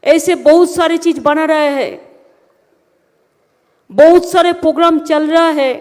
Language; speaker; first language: Hindi; non-native, local second language; Bangla